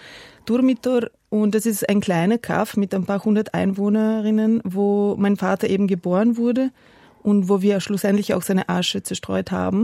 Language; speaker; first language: German; non-native, fluent; Serbian